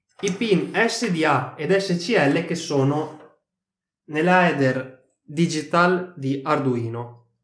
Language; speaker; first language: Italian; native; Italian